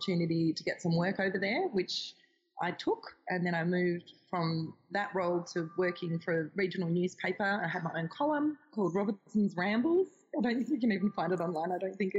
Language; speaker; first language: English; native; English